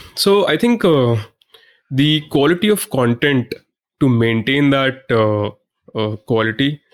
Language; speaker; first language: English; non-native, local second language; Hindi